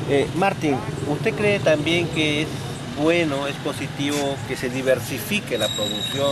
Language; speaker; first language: Spanish; native; Spanish